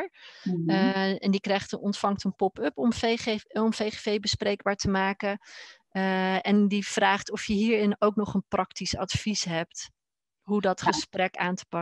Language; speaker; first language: Dutch; native; Dutch